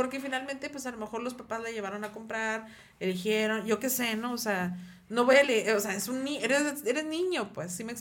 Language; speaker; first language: Spanish; native; Spanish